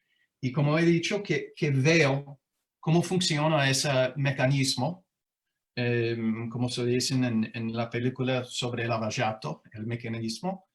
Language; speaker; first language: Spanish; non-native, fluent; English